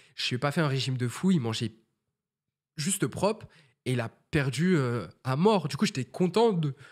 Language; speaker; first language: French; native; French